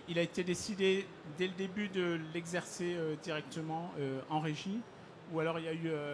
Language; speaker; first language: French; native; French